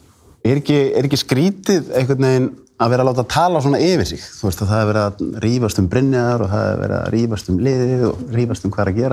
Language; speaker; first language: Icelandic; native; Icelandic